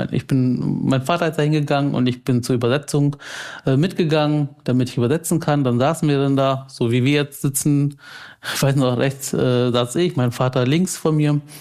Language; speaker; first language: German; early bilingual, other home language; Tamil